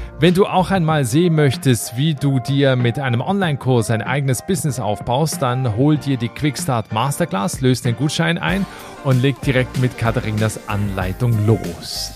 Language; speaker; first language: German; native; German